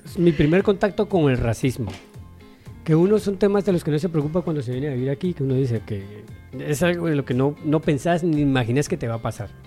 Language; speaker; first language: Spanish; native; Spanish